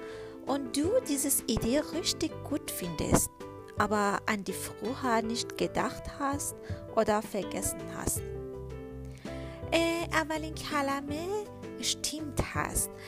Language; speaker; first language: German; non-native, fluent; Persian